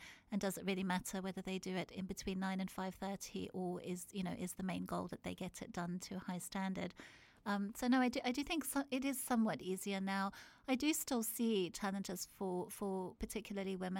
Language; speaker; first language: English; native; English